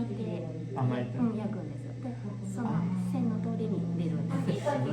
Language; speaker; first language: Japanese; native; Japanese